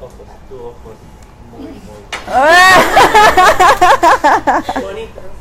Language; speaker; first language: Spanish; non-native, learner; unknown